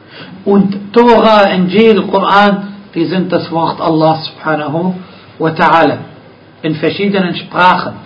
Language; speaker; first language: German; non-native, fluent; Arabic